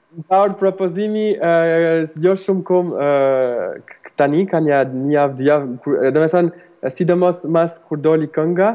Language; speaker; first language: Albanian; early bilingual, heritage; Albanian